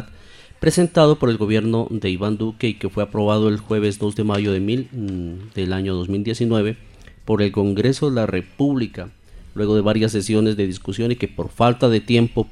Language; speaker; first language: Spanish; native; Spanish